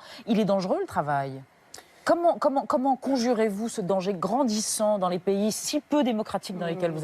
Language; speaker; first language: French; native; French